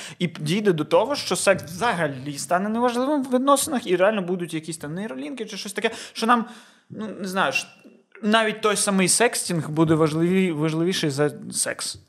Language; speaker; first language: Ukrainian; non-native, local second language; Russian